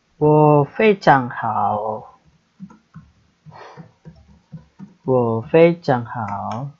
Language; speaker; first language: Chinese; non-native, learner; Indonesian